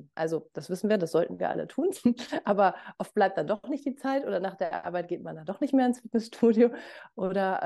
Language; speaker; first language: German; native; German